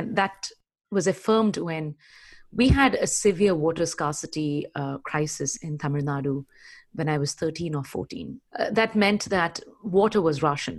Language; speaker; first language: English; non-native, local second language; Malayalam